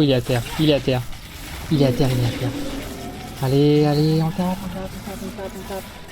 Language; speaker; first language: French; native; French